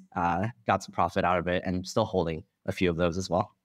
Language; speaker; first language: English; non-native, fluent; Chinese